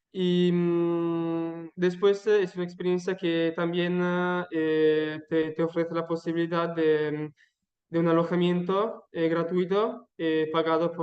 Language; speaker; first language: Spanish; non-native, learner; Italian